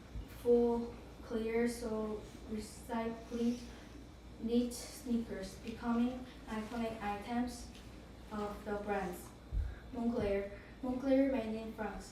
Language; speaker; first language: English; non-native, learner; Korean